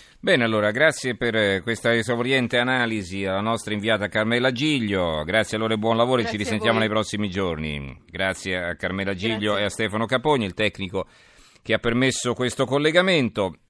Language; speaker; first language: Italian; native; Italian